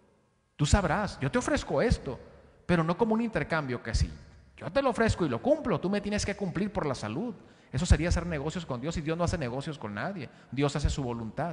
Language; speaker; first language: Spanish; native; Spanish